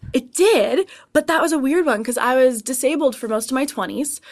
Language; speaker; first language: English; native; English